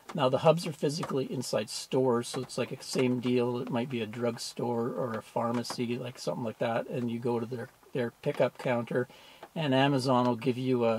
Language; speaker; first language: English; native; English